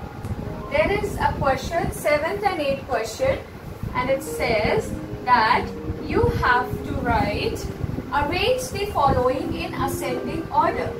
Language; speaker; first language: English; non-native, local second language; Hindi